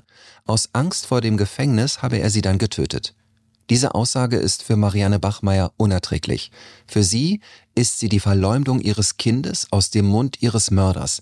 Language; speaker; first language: German; native; German